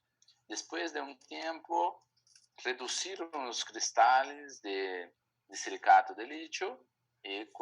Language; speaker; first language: Spanish; non-native, fluent; Portuguese